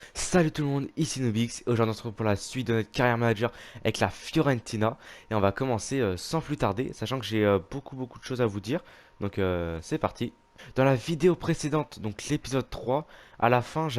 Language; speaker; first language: French; native; French